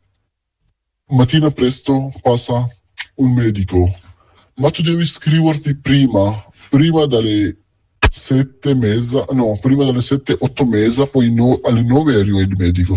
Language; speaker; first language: Italian; non-native, fluent; Arabic